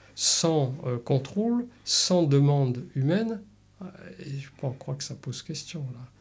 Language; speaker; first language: French; native; French